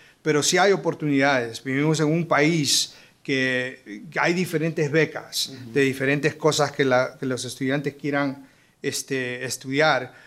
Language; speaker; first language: Spanish; early bilingual, heritage; Spanish